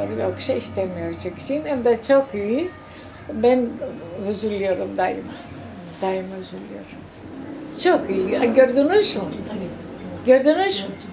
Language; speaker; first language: Turkish; non-native, local second language; Greek